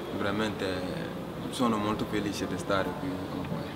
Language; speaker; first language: Italian; non-native, learner; Wolof